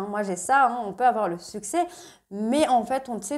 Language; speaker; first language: French; native; French